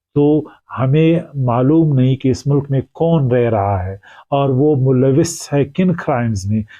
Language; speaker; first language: Urdu; non-native, local second language; Pashto